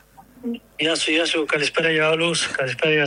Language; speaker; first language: Greek; non-native, learner; Spanish